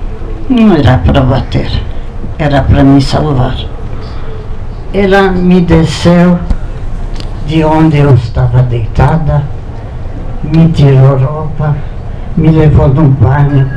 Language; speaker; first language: Portuguese; non-native, fluent; Polish